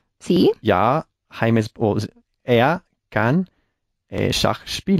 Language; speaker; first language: German; non-native, learner; Spanish